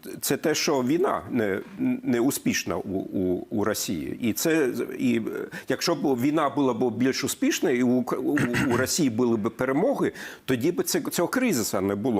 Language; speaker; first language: Ukrainian; non-native, fluent; German